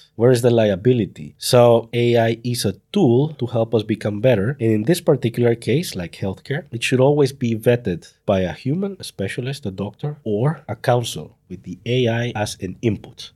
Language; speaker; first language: English; non-native, fluent; Spanish